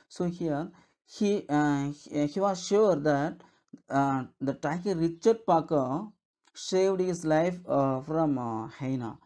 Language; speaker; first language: English; non-native, local second language; Tamil